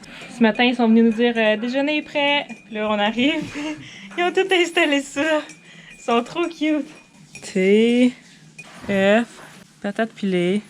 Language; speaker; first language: French; native; French